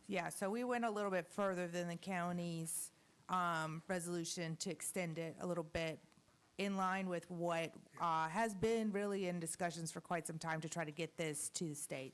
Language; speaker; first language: English; native; English